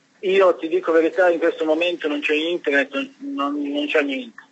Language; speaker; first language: Italian; non-native, learner; Serbian